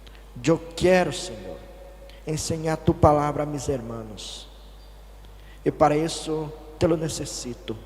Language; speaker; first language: Spanish; non-native, fluent; Portuguese